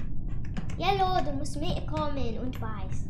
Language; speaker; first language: German; non-native, learner; English